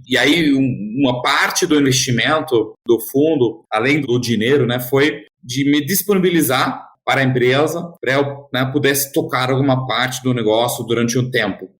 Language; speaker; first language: Portuguese; non-native, fluent; German